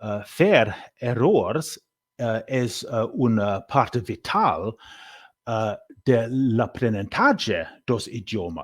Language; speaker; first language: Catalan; non-native, learner; English